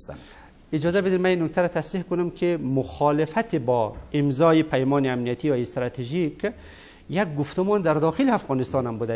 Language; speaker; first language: Persian; native; Persian